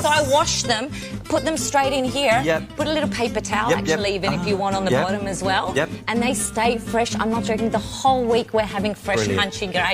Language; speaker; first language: English; native; English